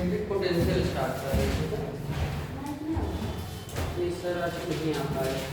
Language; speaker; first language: Hindi; native; Hindi